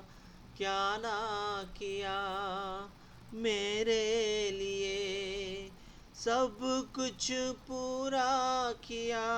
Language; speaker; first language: Hindi; non-native, local second language; Telugu